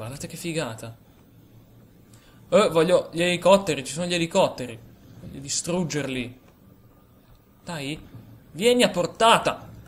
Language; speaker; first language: Italian; native; Italian